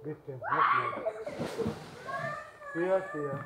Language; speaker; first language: German; non-native, learner; Russian